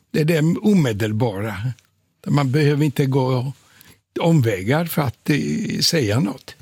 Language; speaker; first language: Swedish; non-native, fluent; Polish